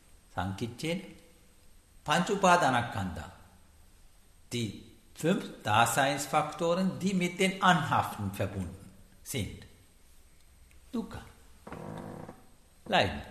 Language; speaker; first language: German; non-native, learner; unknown